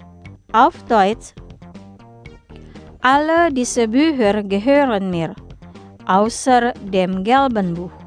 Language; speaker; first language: German; non-native, fluent; Indonesian